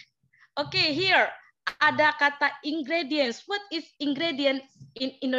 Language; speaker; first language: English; non-native, learner; Indonesian